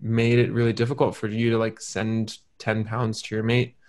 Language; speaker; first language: English; native; English